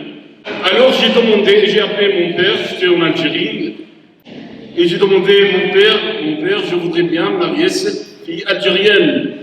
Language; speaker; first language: French; non-native, learner; Arabic